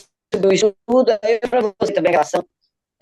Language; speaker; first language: Portuguese; native; Portuguese